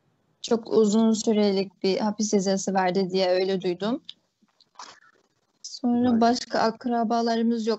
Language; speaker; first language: Turkish; early bilingual, other home language; Uyghur